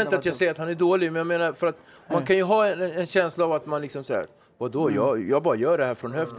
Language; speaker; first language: Swedish; native; Swedish